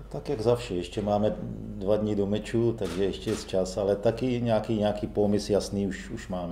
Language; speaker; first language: Polish; non-native, learner; Czech